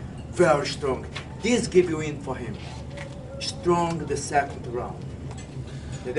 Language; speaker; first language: English; non-native, fluent; Portuguese